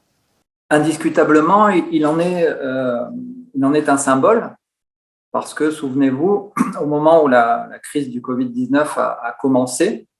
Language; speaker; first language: French; native; French